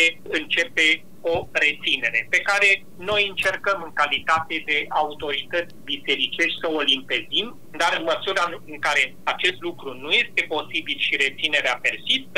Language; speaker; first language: Romanian; native; Romanian